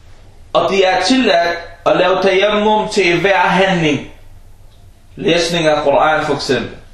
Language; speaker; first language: Danish; non-native, fluent; Arabic